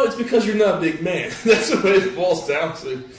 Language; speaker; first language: English; native; English